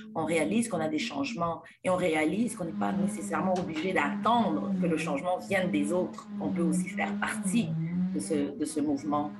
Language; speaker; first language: French; non-native, local second language; Lingala